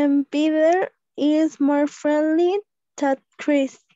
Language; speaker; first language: English; non-native, learner; Spanish